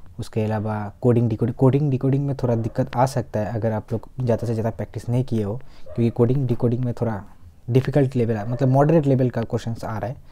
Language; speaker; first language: Hindi; non-native, local second language; Bangla